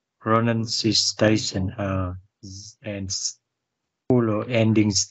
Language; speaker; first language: English; non-native, learner; Vietnamese